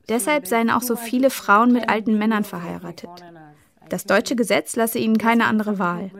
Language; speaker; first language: German; native; German